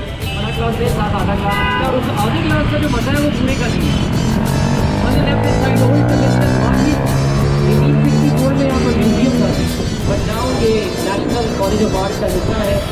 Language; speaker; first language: Hindi; native; Hindi